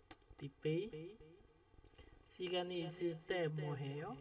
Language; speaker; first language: Korean; non-native, fluent; Khmer